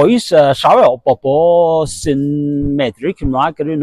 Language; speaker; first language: Welsh; non-native, learner; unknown